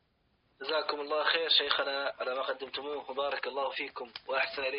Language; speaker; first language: Arabic; native; Arabic